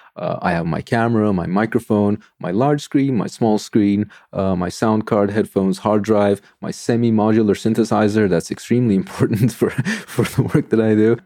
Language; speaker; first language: English; non-native, fluent; Turkish